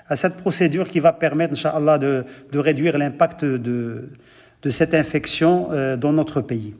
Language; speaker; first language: French; non-native, local second language; Arabic